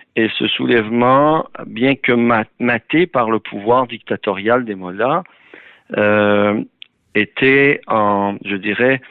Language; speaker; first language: French; early bilingual, other home language; Persian